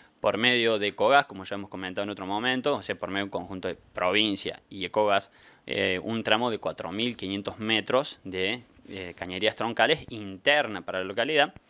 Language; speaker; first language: Spanish; native; Spanish